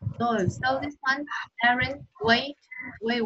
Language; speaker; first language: English; non-native, learner; Vietnamese